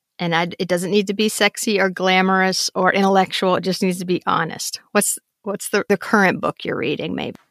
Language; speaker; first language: English; native; English